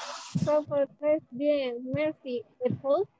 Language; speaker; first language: French; non-native, learner; Indonesian